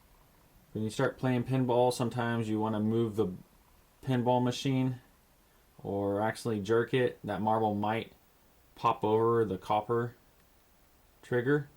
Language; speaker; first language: English; native; English